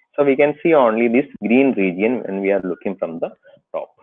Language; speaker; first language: English; non-native, local second language; Malayalam